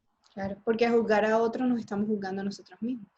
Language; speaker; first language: Spanish; native; Spanish